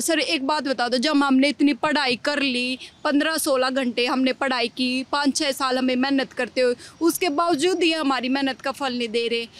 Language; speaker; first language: Hindi; native; Hindi